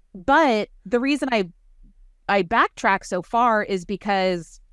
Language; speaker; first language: English; native; English